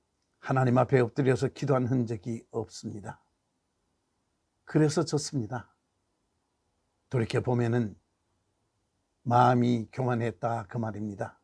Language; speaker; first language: Korean; native; Korean